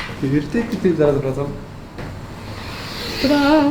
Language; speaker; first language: Polish; native; Polish